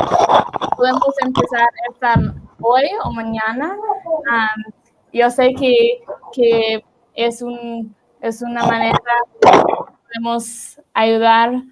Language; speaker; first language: Spanish; non-native, learner; English